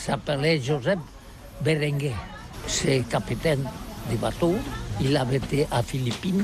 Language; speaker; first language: French; non-native, learner; Catalan